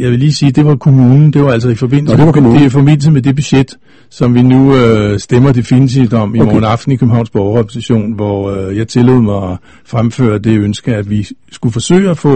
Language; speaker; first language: Danish; native; Danish